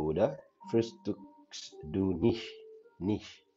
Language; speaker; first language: German; non-native, learner; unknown